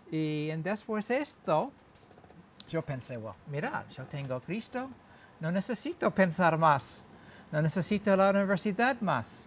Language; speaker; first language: Spanish; non-native, learner; English